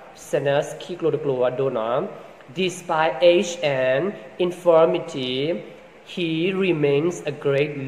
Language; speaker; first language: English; non-native, fluent; S'gaw Karen